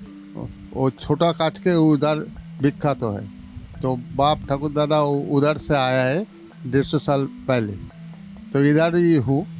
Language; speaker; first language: Hindi; non-native, local second language; Bangla